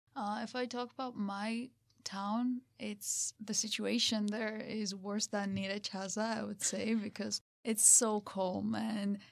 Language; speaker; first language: English; non-native, fluent; Georgian